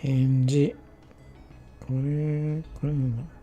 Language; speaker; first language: Japanese; non-native, learner; English